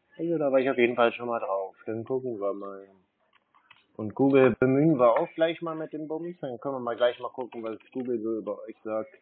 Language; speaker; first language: German; native; German